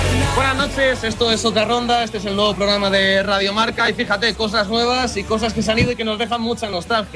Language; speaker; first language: Spanish; native; Spanish